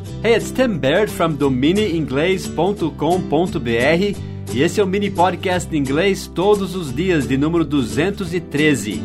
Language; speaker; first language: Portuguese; non-native, fluent; English